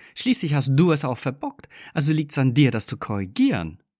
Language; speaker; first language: German; non-native, fluent; English